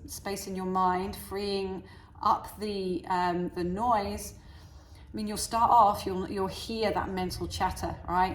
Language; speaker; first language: English; native; English